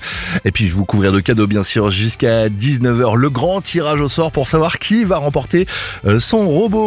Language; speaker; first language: French; native; French